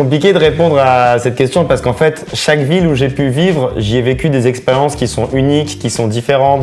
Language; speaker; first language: French; native; French